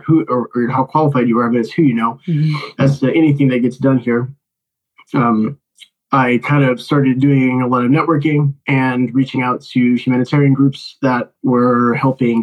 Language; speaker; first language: English; native; English